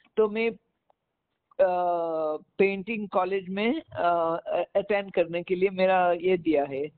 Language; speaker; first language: Hindi; non-native, local second language; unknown